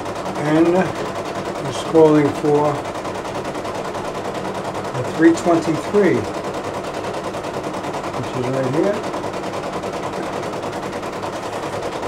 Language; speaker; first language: English; native; English